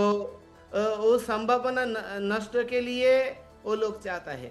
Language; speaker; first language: Hindi; non-native, learner; Bangla